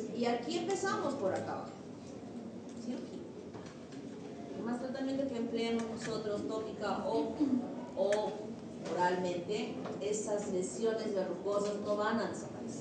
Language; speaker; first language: Spanish; native; Spanish